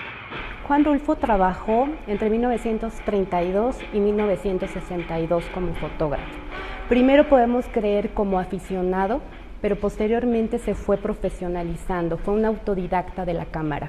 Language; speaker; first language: Spanish; native; Spanish